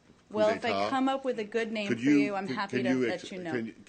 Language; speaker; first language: English; native; English